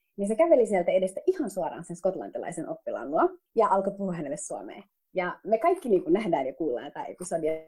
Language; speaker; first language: Finnish; early bilingual, other home language; Somali